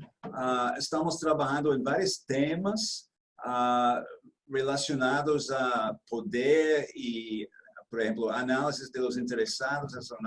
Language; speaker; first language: Spanish; non-native, fluent; Portuguese